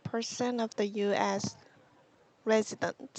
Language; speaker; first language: English; non-native, learner; Korean